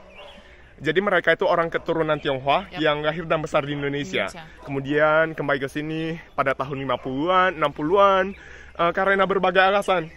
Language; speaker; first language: Indonesian; non-native, fluent; Chinese